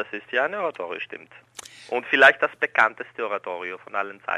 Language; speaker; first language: German; non-native, fluent; Greek